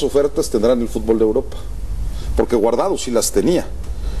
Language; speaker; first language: Spanish; native; Spanish